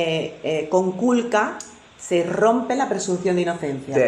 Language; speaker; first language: Spanish; native; Spanish